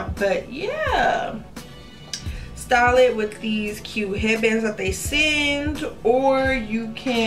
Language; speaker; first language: English; native; English